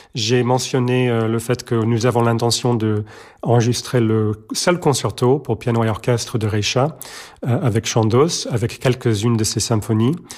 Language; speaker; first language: French; non-native, fluent; Serbian